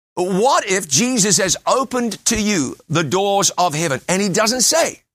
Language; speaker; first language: English; native; English